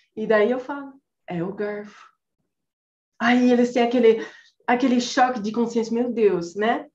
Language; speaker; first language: Portuguese; non-native, fluent; French